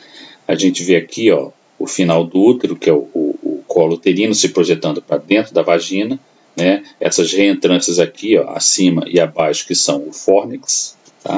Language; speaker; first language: Portuguese; native; Portuguese